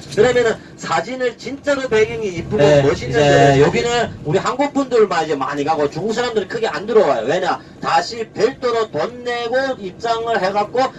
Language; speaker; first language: Korean; early bilingual, heritage; Korean